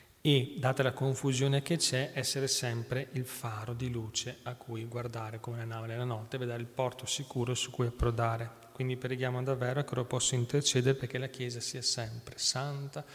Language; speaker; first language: Italian; native; Italian